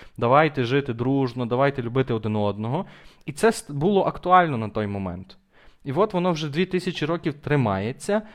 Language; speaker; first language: Ukrainian; native; Ukrainian